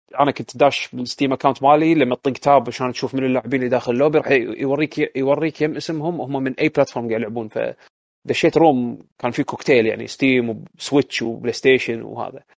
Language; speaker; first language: Arabic; native; Arabic